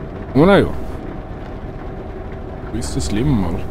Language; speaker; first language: German; native; German